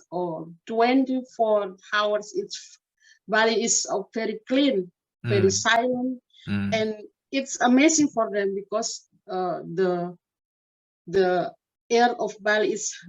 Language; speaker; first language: English; non-native, learner; Indonesian